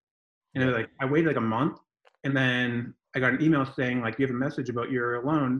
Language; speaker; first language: English; native; English